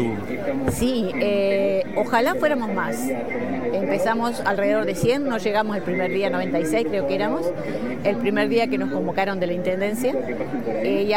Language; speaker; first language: Spanish; native; Spanish